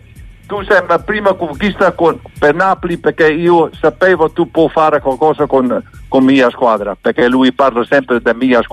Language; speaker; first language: Italian; non-native, learner; Dutch